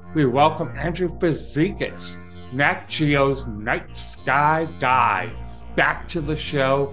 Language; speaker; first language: English; native; English